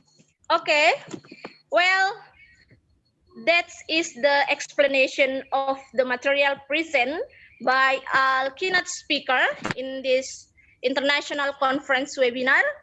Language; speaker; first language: English; non-native, fluent; Indonesian